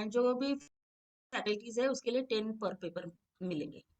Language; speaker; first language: Hindi; non-native, local second language; Marathi